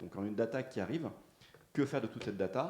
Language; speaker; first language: French; native; French